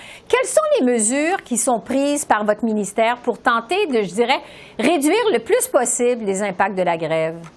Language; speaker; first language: French; native; French